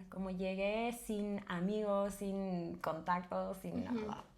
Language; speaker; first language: Spanish; non-native, fluent; English